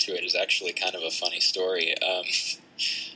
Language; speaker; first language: English; native; English